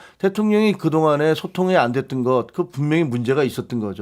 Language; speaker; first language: Korean; native; Korean